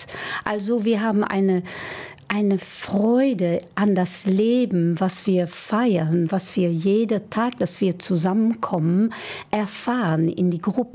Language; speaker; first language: German; non-native, fluent; Dutch